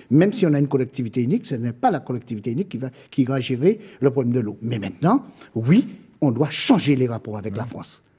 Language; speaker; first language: French; native; French